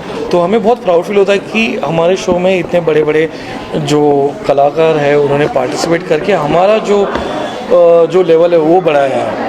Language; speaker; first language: Hindi; non-native, local second language; Marathi